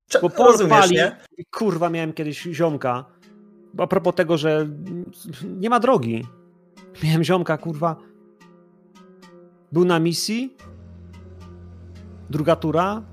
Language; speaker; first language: Polish; native; Polish